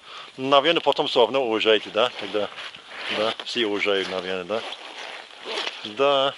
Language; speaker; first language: Russian; non-native, fluent; English